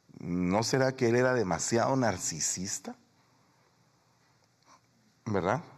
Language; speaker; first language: Spanish; native; Spanish